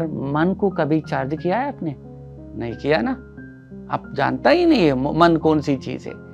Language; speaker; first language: Hindi; non-native, local second language; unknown